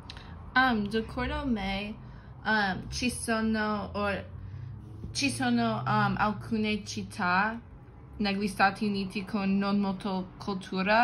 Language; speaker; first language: Italian; non-native, learner; English